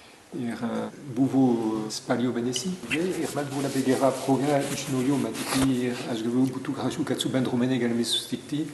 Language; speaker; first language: Lithuanian; non-native, learner; French